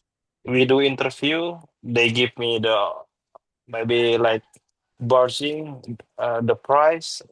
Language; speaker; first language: English; non-native, learner; Indonesian